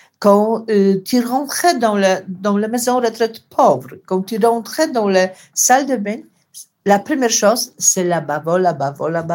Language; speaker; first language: French; non-native, learner; Polish